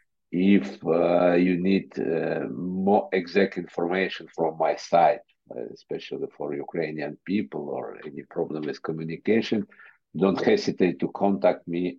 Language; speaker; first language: English; non-native, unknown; Ukrainian